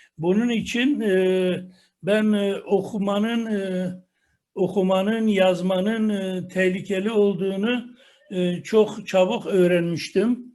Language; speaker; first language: Turkish; non-native, local second language; Kurdish